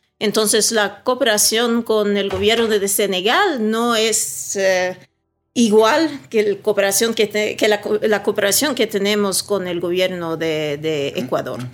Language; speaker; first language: Spanish; early bilingual, heritage; Swedish